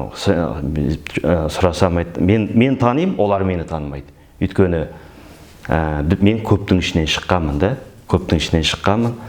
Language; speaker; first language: Kazakh; early bilingual, heritage; Kazakh